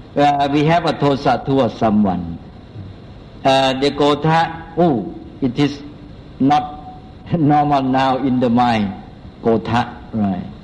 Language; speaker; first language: English; non-native, fluent; Thai